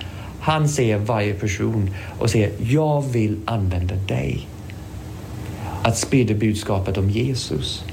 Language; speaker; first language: Swedish; non-native, fluent; English